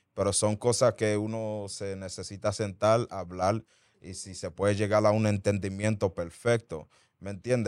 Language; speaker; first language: Spanish; early bilingual, heritage; Spanish